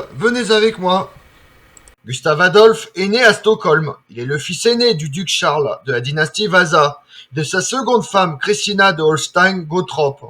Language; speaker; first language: French; native; French